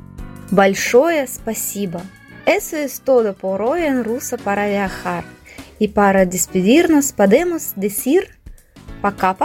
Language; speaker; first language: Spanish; non-native, fluent; Russian